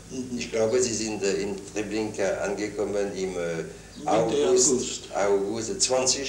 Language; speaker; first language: German; non-native, fluent; French